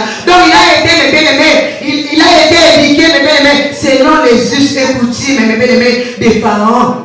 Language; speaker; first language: French; non-native, local second language; Lingala